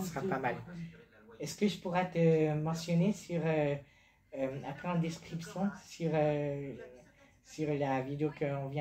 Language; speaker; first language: French; native; French